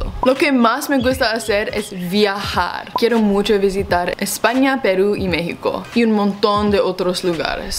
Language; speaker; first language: Spanish; non-native, learner; English